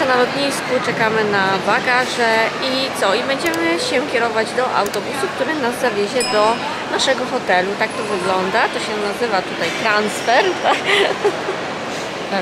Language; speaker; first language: Polish; native; Polish